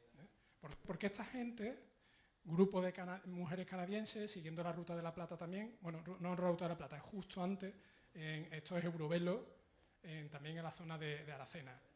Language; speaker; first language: Spanish; native; Spanish